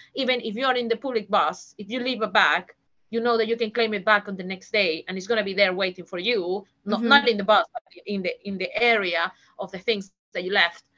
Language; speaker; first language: English; non-native, fluent; Spanish